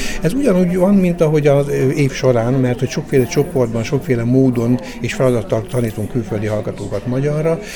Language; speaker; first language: Hungarian; native; Hungarian